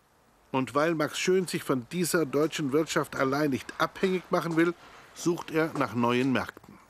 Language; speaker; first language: German; native; German